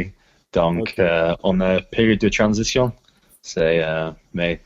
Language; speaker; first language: French; non-native, learner; English